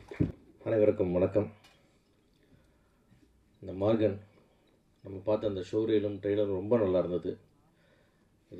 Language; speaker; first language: Tamil; native; Tamil